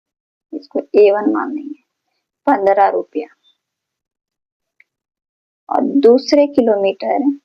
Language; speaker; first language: Hindi; native; Hindi